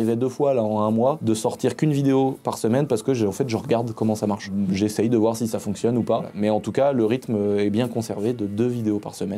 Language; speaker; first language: French; native; French